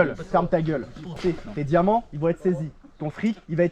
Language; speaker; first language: French; native; French